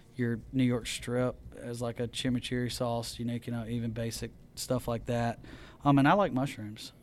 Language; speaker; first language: English; native; English